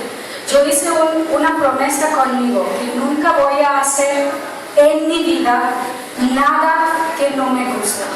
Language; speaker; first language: Spanish; non-native, learner; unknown